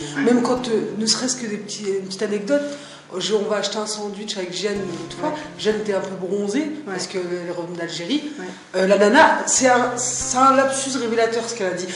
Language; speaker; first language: French; early bilingual, other home language; Arabic